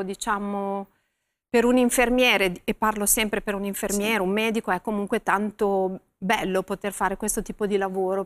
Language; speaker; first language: Italian; native; Italian